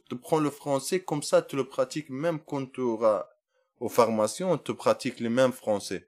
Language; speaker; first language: French; non-native, learner; Arabic